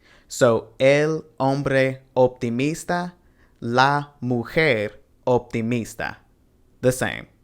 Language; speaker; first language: Spanish; non-native, fluent; English